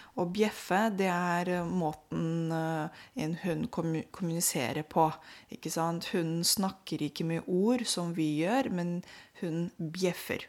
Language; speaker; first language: Norwegian; non-native, fluent; Romanian